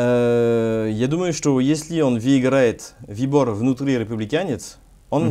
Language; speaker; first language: Russian; non-native, learner; French